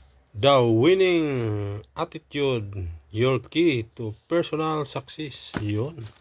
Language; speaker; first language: English; non-native, local second language; Filipino